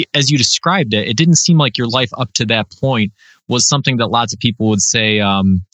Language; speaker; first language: English; native; English